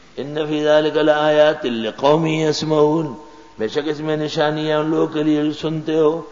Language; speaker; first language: Urdu; non-native, local second language; Pashto